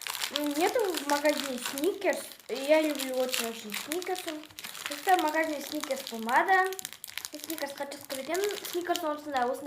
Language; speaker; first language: Russian; non-native, local second language; Kazakh